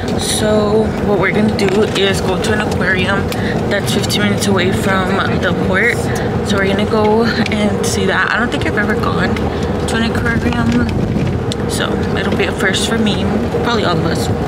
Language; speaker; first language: English; early bilingual, other home language; Spanish